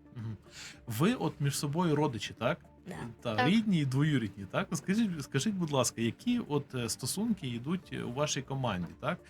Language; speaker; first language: Ukrainian; native; Ukrainian